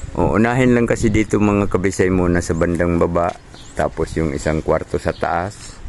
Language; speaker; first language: Filipino; non-native, local second language; Cebuano